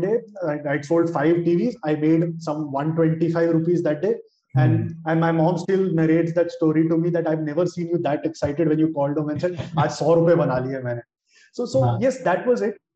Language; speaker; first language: English; non-native, local second language; Hindi